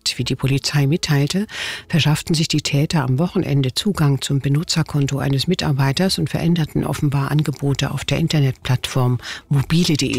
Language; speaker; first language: German; native; German